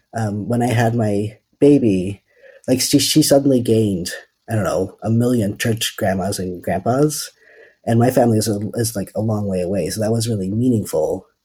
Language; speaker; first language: English; non-native, fluent; Dutch